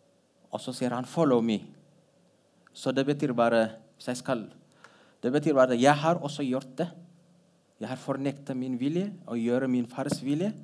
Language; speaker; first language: Norwegian; non-native, fluent; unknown